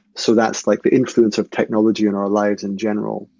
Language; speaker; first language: English; native; English